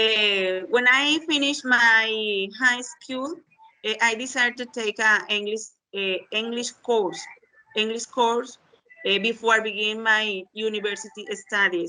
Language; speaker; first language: English; non-native, learner; Spanish